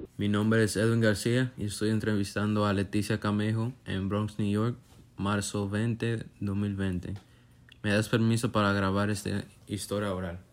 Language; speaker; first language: Spanish; early bilingual, heritage; Spanish